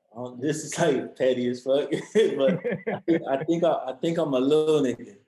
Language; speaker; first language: English; native; English